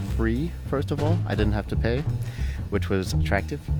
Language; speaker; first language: English; native; English